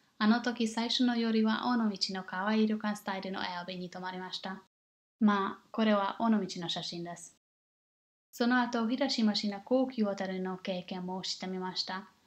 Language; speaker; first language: Japanese; non-native, learner; English